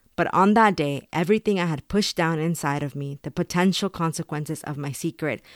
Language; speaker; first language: English; early bilingual, other home language; Spanish